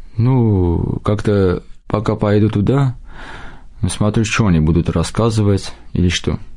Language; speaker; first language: Russian; non-native, local second language; Armenian